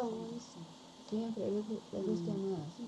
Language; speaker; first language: Spanish; non-native, learner; English